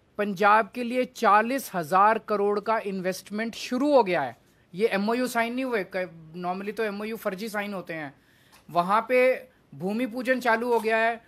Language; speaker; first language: Hindi; native; Hindi